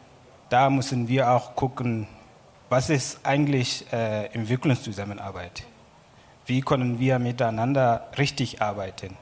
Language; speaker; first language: German; non-native, learner; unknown